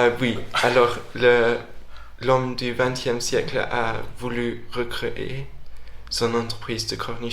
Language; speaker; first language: French; non-native, fluent; English